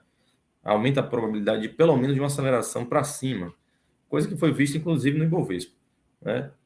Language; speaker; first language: Portuguese; native; Portuguese